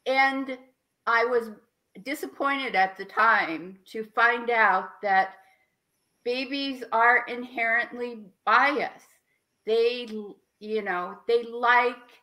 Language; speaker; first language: English; native; English